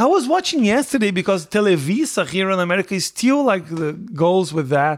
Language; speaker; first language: English; non-native, fluent; Portuguese